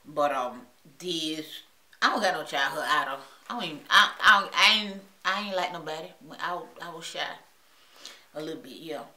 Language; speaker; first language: English; native; English